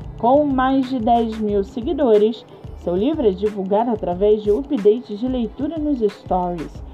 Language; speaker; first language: Portuguese; native; Portuguese